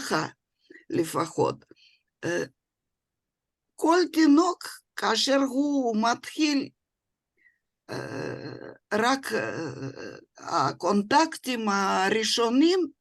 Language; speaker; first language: Hebrew; non-native, fluent; Russian